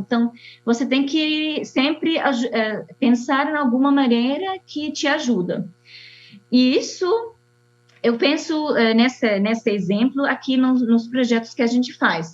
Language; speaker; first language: Portuguese; non-native, fluent; Arabic